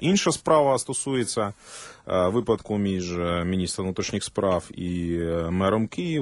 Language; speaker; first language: Ukrainian; native; Ukrainian